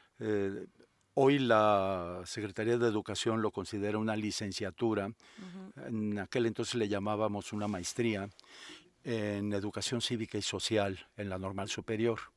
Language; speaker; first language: Spanish; native; Spanish